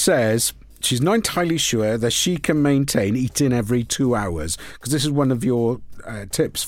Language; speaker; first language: English; native; English